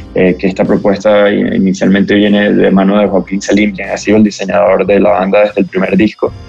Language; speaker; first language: Spanish; native; Spanish